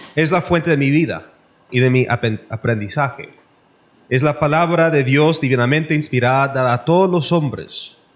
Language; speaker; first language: Spanish; non-native, learner; English